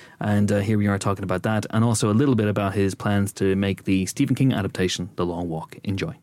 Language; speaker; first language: English; native; English